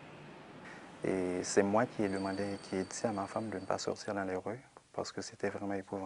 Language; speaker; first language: French; non-native, local second language; Haitian Creole